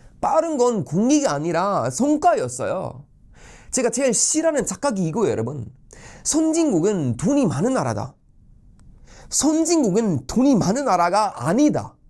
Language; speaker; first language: Korean; non-native, fluent; Swedish